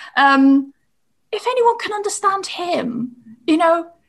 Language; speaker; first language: English; native; English